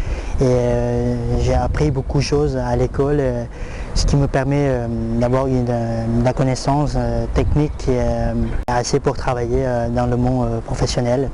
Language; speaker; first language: French; non-native, fluent; Lao